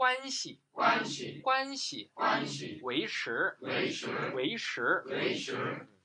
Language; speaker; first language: Chinese; non-native, fluent; Korean